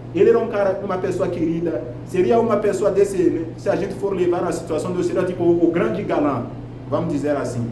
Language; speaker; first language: Portuguese; non-native, fluent; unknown